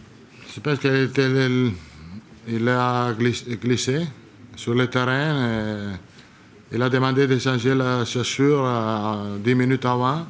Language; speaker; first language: French; non-native, learner; Italian